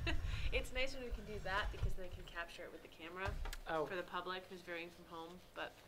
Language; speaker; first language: English; native; English